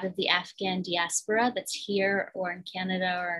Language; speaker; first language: English; native; English